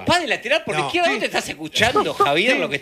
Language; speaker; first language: Spanish; native; Spanish